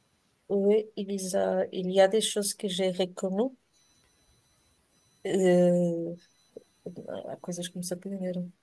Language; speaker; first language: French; non-native, learner; Portuguese